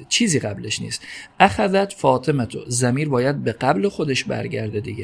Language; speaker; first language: Persian; native; Persian